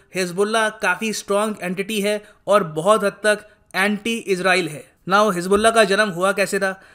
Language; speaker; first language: Hindi; native; Hindi